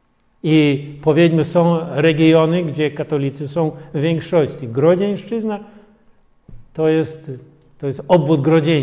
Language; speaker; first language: Polish; non-native, fluent; Russian